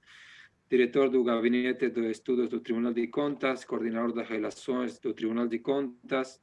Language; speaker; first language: Portuguese; non-native, fluent; Spanish